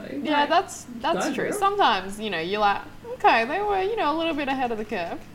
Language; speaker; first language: English; native; English